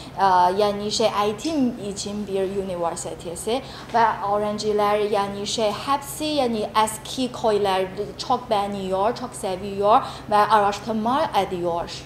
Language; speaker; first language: Turkish; non-native, learner; Chinese